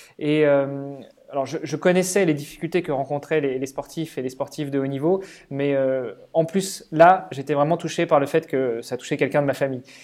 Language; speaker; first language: French; native; French